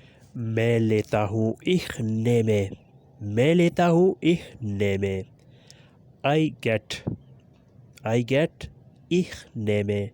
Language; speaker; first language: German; non-native, learner; Urdu